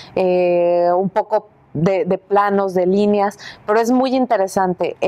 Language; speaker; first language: Spanish; native; Spanish